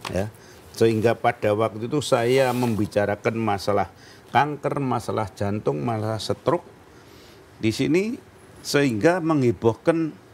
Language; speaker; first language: Indonesian; native; Indonesian